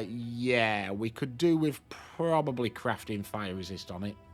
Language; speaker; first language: English; native; English